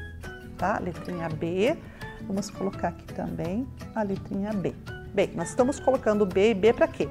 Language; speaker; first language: Portuguese; native; Portuguese